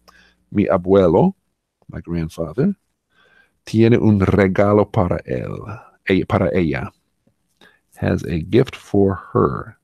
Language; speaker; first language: Spanish; non-native, learner; English